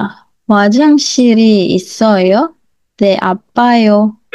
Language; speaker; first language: Korean; non-native, learner; Filipino